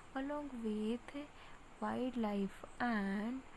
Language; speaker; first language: English; non-native, local second language; Gujarati